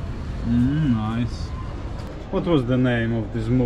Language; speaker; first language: English; non-native, learner; Polish